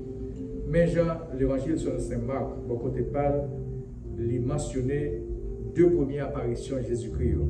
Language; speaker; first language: French; non-native, local second language; Haitian Creole